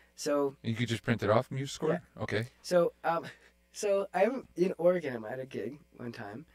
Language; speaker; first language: English; native; English